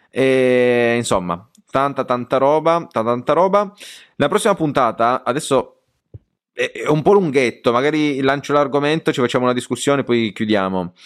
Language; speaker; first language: Italian; native; Italian